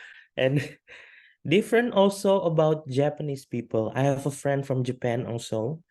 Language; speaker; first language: English; non-native, fluent; Indonesian